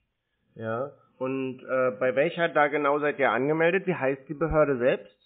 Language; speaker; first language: German; native; German